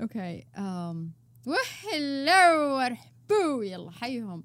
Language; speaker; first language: English; non-native, fluent; Arabic